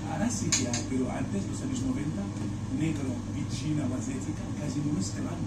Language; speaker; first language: Spanish; non-native, fluent; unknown